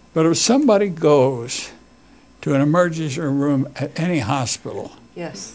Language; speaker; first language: English; native; English